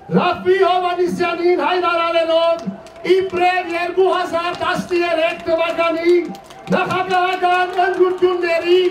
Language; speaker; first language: Armenian; early bilingual, heritage; Armenian